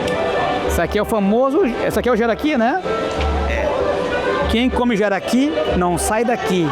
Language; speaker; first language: Portuguese; native; Portuguese